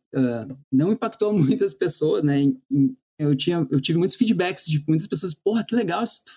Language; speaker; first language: Portuguese; native; Portuguese